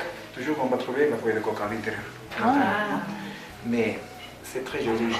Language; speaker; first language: French; non-native, learner; Spanish